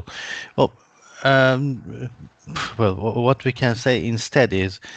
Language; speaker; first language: English; non-native, fluent; Persian